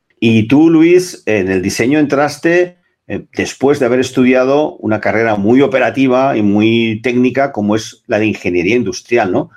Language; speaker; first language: Spanish; non-native, local second language; Catalan